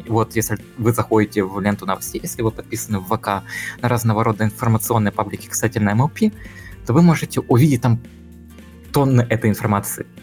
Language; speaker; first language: Russian; native; Russian